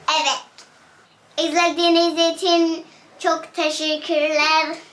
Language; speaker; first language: Turkish; early bilingual, heritage; English